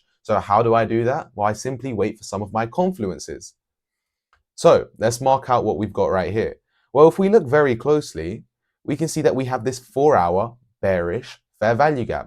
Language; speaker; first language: English; native; English